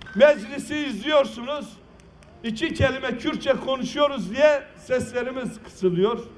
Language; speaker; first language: Turkish; non-native, local second language; Kurdish